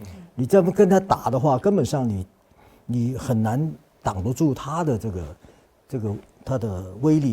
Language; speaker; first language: Chinese; non-native, fluent; Cantonese